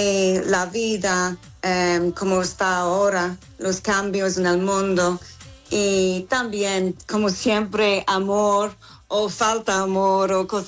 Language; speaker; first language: Spanish; non-native, fluent; English